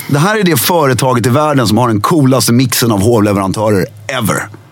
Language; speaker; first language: Swedish; native; Swedish